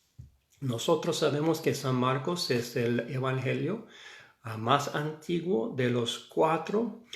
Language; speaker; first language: Spanish; non-native, fluent; English